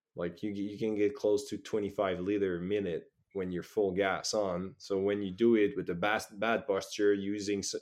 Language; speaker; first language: English; native; English